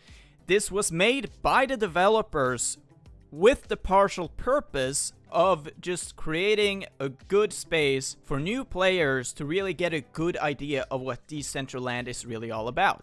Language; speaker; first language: English; non-native, fluent; Swedish